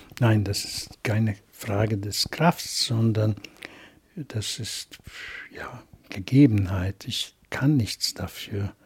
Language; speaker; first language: German; non-native, fluent; Hungarian